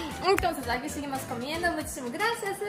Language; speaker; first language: Spanish; non-native, learner; Japanese